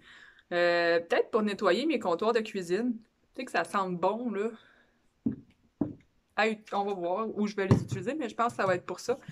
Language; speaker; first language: French; native; French